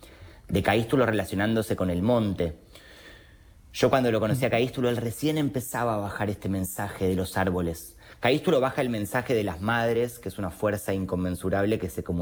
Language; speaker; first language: Spanish; native; Spanish